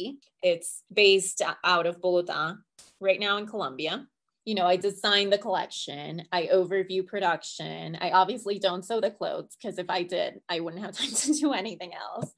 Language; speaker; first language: English; non-native, fluent; Spanish